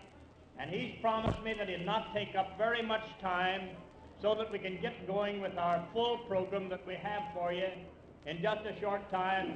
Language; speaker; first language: English; native; English